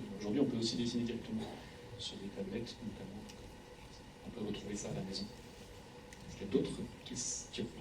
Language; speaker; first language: French; native; French